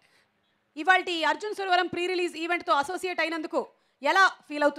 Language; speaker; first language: Telugu; native; Telugu